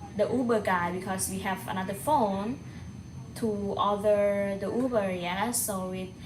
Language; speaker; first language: English; non-native, learner; Thai